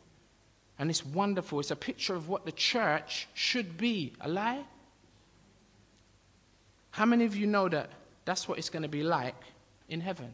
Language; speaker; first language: English; native; English